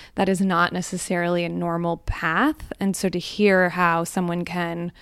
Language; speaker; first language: English; early bilingual, other home language; Gujarati